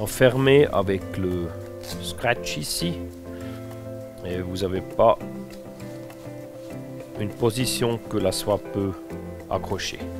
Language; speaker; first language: French; non-native, fluent; German